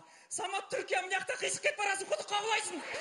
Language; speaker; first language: Kazakh; native; Kazakh